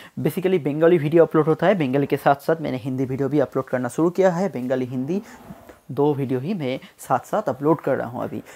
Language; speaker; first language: Hindi; non-native, local second language; Bangla